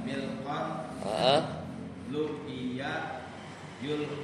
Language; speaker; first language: Arabic; non-native, learner; Indonesian